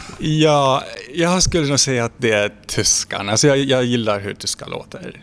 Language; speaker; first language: Swedish; non-native, fluent; Hungarian